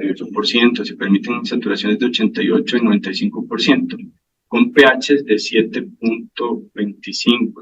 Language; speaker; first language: Spanish; native; Spanish